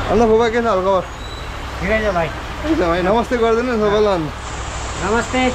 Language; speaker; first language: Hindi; non-native, local second language; Nepali